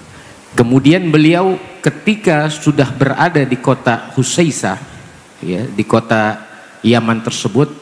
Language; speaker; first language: Indonesian; native; Indonesian